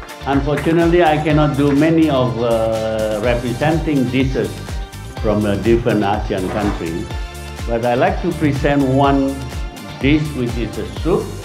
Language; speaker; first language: English; non-native, fluent; Indonesian